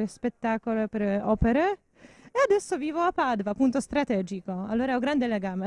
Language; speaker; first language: Italian; non-native, fluent; Polish